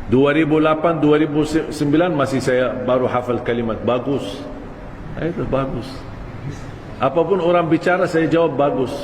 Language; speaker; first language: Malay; non-native, fluent; Arabic